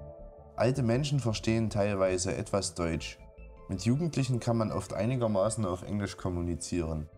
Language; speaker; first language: German; native; German